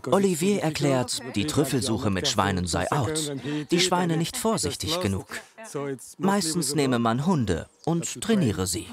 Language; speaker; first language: German; native; German